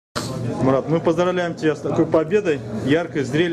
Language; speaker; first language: Russian; native; Russian